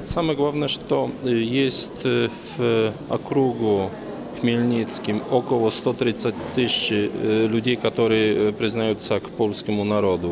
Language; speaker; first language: Ukrainian; non-native, local second language; Russian